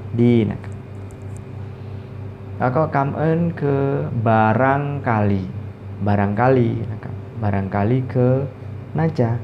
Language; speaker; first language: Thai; non-native, fluent; Indonesian